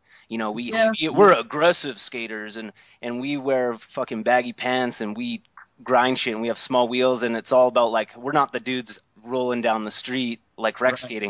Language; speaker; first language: English; native; English